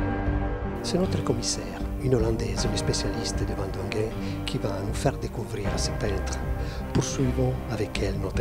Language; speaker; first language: French; native; French